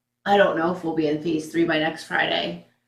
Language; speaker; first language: English; native; English